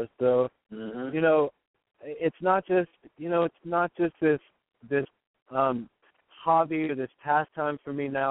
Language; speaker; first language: English; native; English